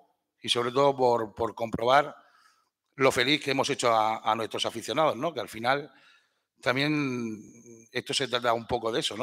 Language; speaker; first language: Spanish; native; Spanish